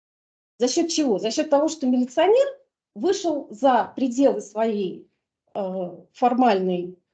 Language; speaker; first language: Russian; native; Russian